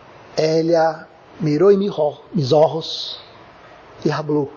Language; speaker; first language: Spanish; non-native, learner; Portuguese